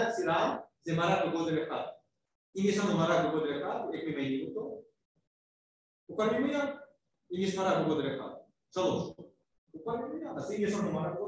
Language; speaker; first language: Hebrew; non-native, fluent; Russian